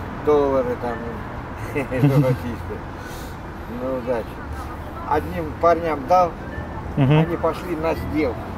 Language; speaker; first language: Russian; native; Russian